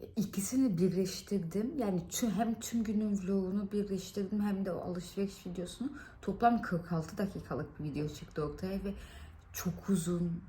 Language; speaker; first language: Turkish; early bilingual, heritage; Turkish